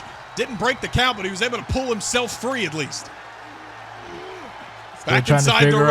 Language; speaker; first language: English; native; English